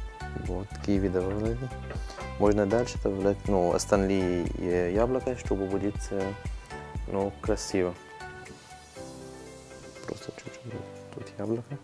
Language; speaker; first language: Russian; non-native, learner; Arabic